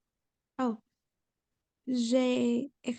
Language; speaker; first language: French; non-native, learner; English